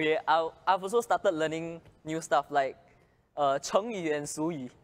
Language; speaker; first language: English; non-native, local second language; Chinese